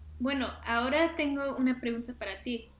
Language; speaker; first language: Spanish; early bilingual, heritage; Spanish